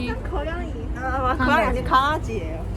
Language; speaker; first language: Korean; non-native, learner; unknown